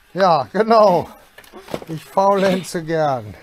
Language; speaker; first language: German; native; German